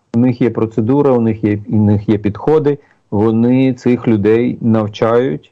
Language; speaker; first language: Ukrainian; native; Ukrainian